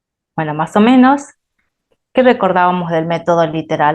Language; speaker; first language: Spanish; native; Spanish